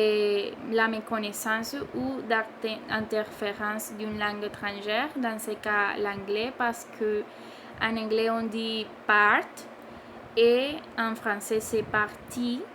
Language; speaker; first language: French; non-native, learner; Spanish